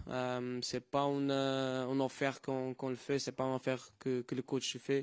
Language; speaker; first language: French; non-native, fluent; Portuguese